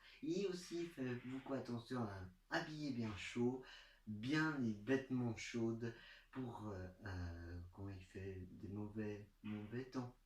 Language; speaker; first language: French; non-native, learner; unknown